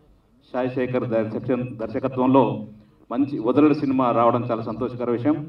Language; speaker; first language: Telugu; native; Telugu